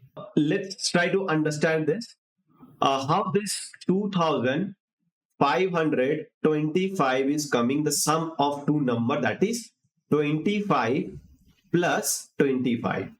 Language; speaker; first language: English; non-native, local second language; Hindi